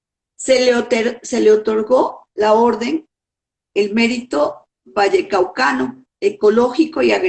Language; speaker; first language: Spanish; native; Spanish